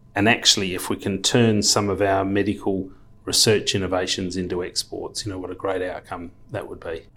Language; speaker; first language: English; native; English